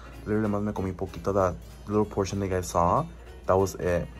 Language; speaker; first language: English; early bilingual, other home language; Spanish